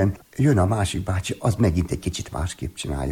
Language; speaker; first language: Hungarian; native; Hungarian